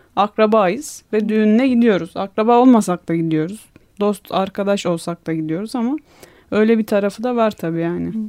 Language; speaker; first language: Turkish; non-native, local second language; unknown